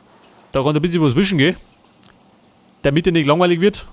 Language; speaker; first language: German; native; German